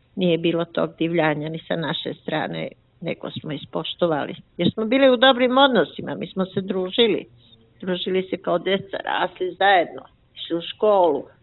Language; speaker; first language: Serbian; native; Serbian